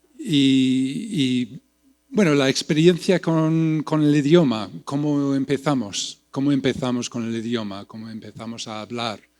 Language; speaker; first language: Spanish; non-native, fluent; English